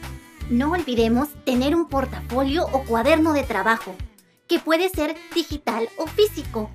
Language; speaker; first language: Spanish; native; Spanish